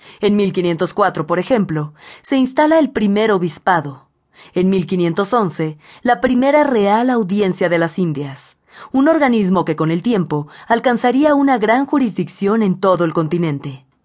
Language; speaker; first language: Spanish; native; Spanish